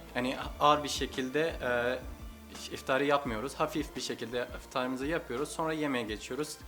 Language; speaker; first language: Turkish; non-native, fluent; Urdu